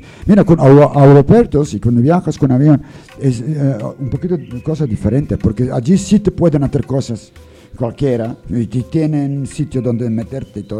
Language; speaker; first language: Spanish; non-native, learner; English